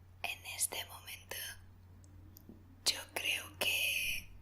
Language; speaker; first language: Spanish; non-native, fluent; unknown